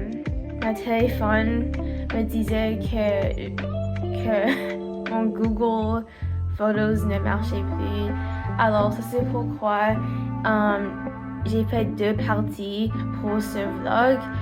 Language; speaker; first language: French; non-native, learner; English